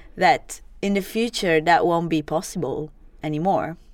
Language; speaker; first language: English; non-native, fluent; Italian